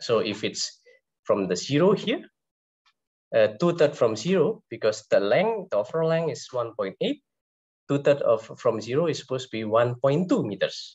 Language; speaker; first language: English; non-native, fluent; Indonesian